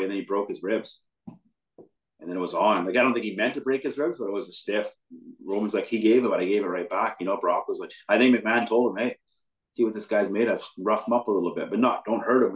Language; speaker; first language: English; native; English